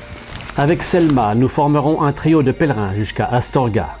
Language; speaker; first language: French; native; French